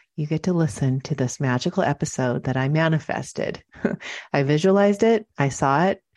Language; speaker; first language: English; native; English